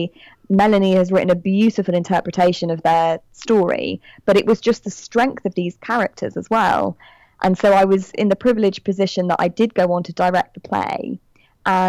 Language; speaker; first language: English; native; English